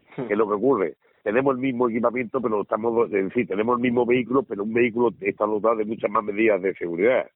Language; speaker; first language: Spanish; native; Spanish